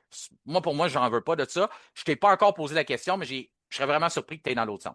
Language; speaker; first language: French; native; French